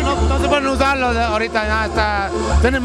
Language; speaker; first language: Spanish; non-native, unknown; English